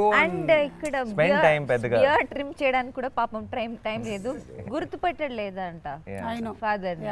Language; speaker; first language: Telugu; non-native, learner; Tamil